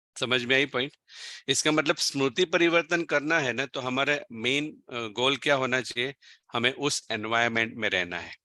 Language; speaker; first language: Hindi; non-native, local second language; Gujarati